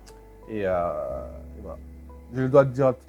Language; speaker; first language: French; native; French